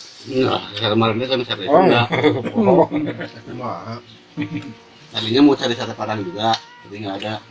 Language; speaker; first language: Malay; non-native, local second language; Sundanese